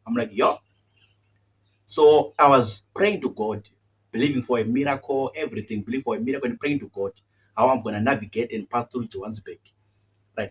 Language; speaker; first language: English; non-native, local second language; Shona